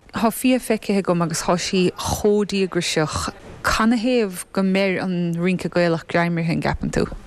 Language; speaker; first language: Irish; native; Irish